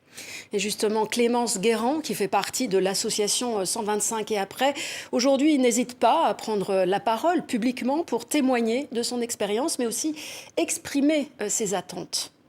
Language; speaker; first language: French; native; French